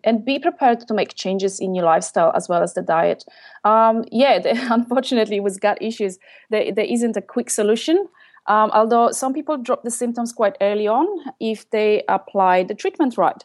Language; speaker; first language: English; non-native, fluent; Polish